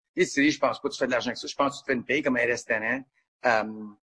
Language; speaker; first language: French; native; French